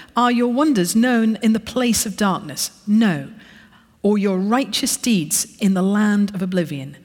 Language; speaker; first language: English; native; English